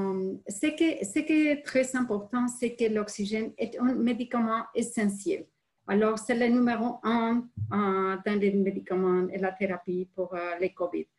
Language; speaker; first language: French; non-native, fluent; Spanish